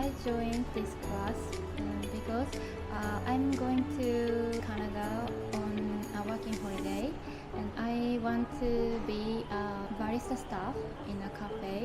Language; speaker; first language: English; non-native, learner; Japanese